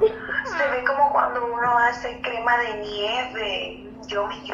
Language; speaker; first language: Spanish; native; Spanish